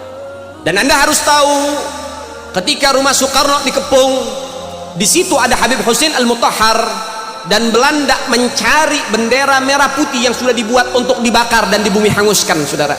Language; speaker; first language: Indonesian; native; Indonesian